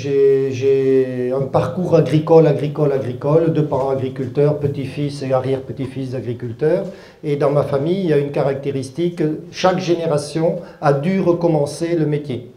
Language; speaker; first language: French; early bilingual, other home language; German